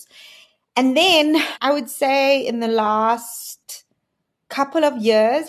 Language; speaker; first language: English; native; English